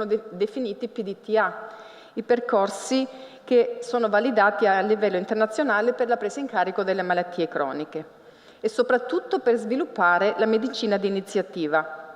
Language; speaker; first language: Italian; native; Italian